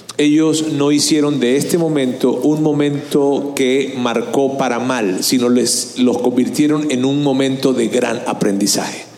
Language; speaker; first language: Spanish; native; Spanish